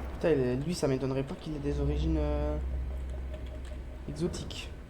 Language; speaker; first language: French; native; French